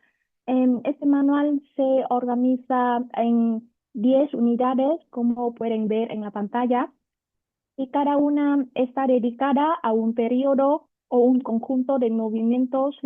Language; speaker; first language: Spanish; non-native, fluent; Vietnamese